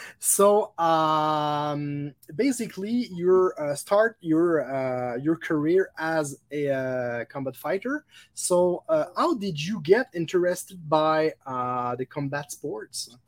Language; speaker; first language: English; non-native, local second language; French